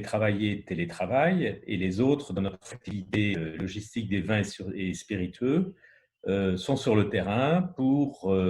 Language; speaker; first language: French; native; French